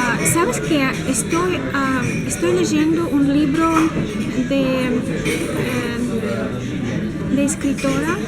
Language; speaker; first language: Spanish; non-native, learner; Russian